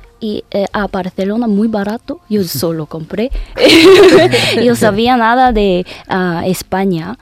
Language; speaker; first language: Spanish; non-native, learner; Korean